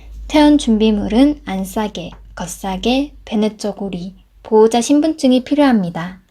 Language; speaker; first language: Korean; native; Korean